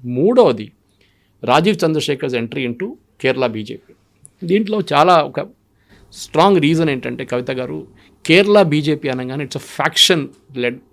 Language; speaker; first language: Telugu; non-native, local second language; Malayalam